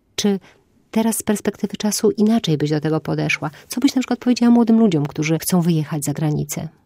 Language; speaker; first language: Polish; native; Polish